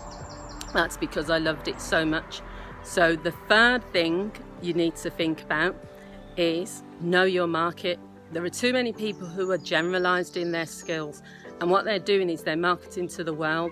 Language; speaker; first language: English; native; English